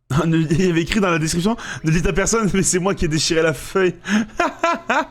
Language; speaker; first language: French; native; French